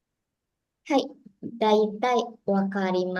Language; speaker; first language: Japanese; non-native, learner; Indonesian